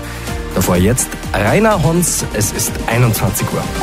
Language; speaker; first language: German; native; German